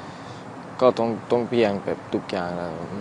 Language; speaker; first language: Thai; non-native, learner; French